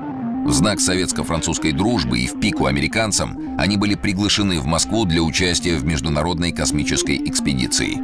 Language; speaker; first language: Russian; native; Russian